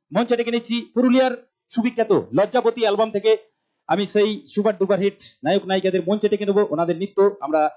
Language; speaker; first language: Bangla; non-native, local second language; Santali